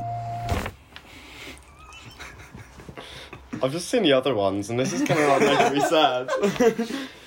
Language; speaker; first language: English; native; English